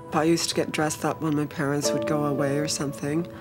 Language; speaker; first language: English; early bilingual, other home language; Vietnamese